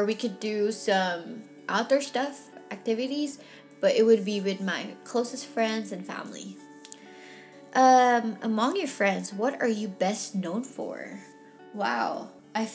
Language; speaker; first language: English; non-native, local second language; Filipino